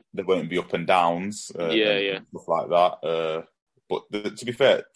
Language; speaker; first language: English; native; English